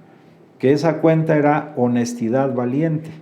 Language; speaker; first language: Spanish; native; Spanish